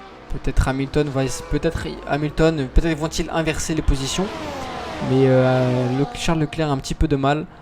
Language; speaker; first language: French; native; French